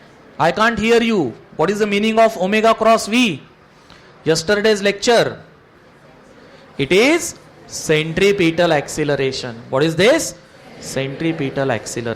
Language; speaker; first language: English; non-native, local second language; Marathi